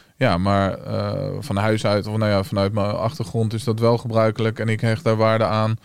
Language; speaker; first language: Dutch; native; Dutch